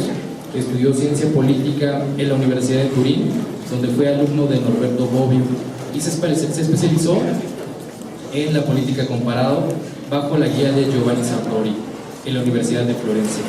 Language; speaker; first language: Spanish; native; Spanish